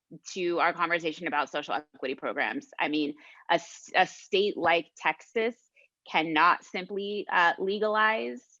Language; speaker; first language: English; native; English